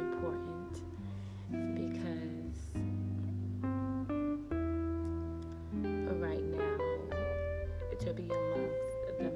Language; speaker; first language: English; native; English